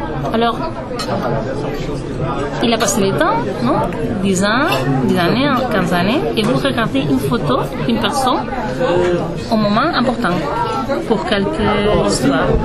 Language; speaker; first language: French; non-native, learner; Spanish